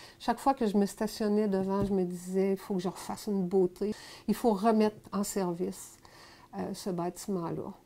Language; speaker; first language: French; native; French